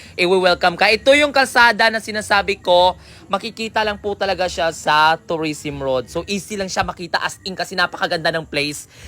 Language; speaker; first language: Filipino; non-native, local second language; Cebuano